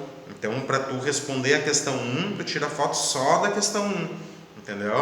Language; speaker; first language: Portuguese; native; Portuguese